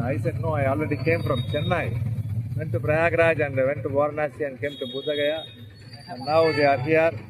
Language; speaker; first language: English; non-native, local second language; Tamil